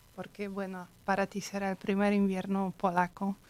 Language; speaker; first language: Spanish; non-native, fluent; Polish